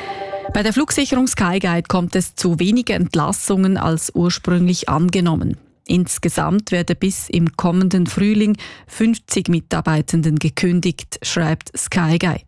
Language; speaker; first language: German; native; German